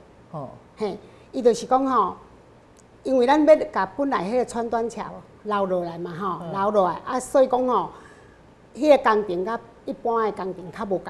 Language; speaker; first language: Chinese; non-native, local second language; Min Nan Chinese